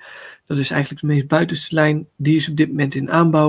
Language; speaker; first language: Dutch; native; Dutch